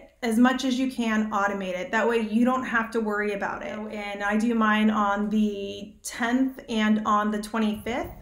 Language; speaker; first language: English; native; English